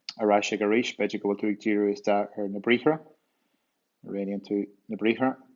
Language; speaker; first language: Irish; native; Irish